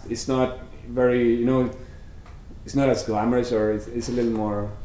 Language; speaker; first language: English; non-native, fluent; Norwegian